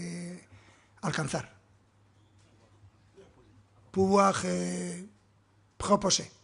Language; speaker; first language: French; non-native, fluent; Spanish